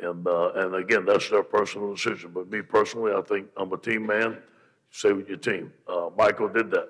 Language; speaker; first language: English; native; English